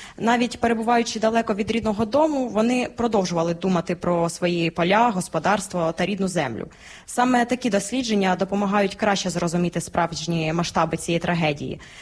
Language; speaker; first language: Ukrainian; native; Ukrainian